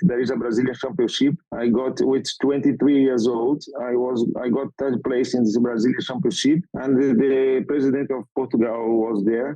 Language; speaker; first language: English; non-native, learner; Portuguese